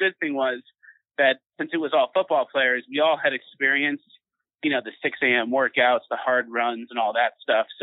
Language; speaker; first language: English; native; English